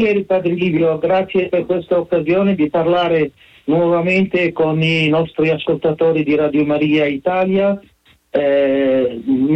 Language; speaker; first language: Italian; non-native, fluent; Arabic